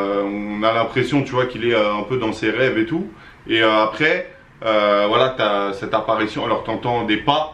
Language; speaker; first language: French; native; French